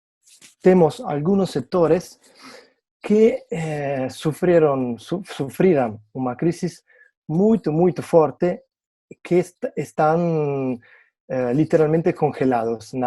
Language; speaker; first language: Portuguese; non-native, fluent; Italian